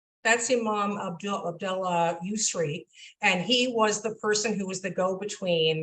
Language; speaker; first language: English; native; English